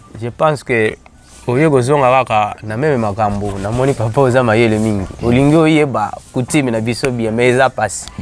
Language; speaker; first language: Lingala; non-native, local second language; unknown